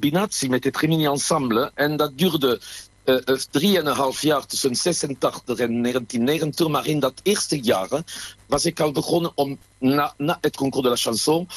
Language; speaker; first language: Dutch; non-native, fluent; French